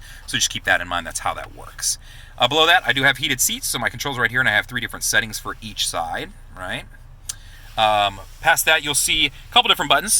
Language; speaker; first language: English; native; English